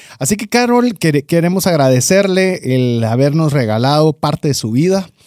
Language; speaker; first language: Spanish; native; Spanish